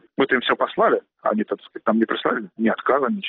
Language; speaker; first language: Russian; native; Russian